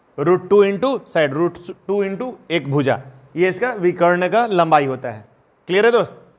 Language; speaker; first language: Hindi; native; Hindi